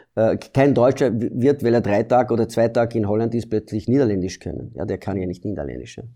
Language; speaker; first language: German; early bilingual, heritage; German